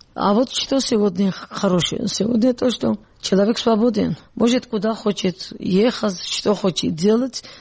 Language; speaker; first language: Russian; non-native, local second language; Georgian